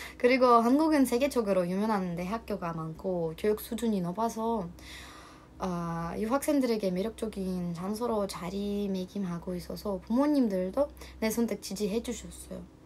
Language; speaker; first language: Korean; non-native, learner; Russian